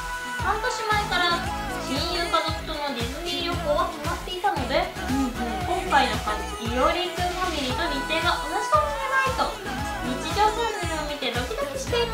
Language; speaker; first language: Japanese; native; Japanese